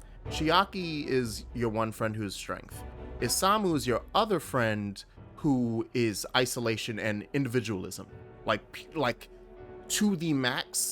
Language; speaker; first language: English; native; English